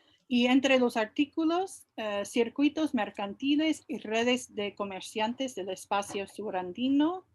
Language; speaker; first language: Spanish; non-native, fluent; English